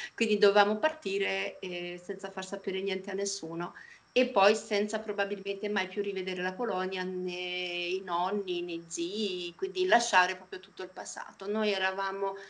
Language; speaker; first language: Italian; non-native, fluent; Polish